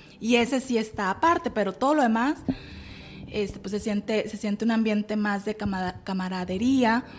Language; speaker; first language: Spanish; native; Spanish